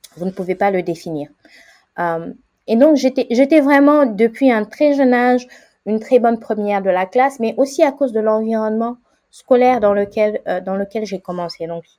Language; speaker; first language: French; non-native, local second language; Wolof